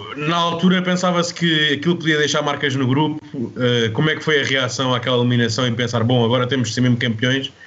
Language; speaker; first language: Portuguese; native; Portuguese